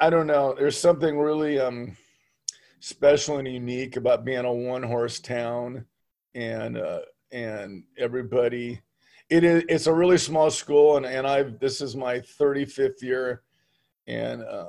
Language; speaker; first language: English; native; English